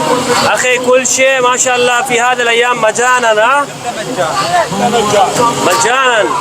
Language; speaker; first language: Arabic; non-native, learner; Urdu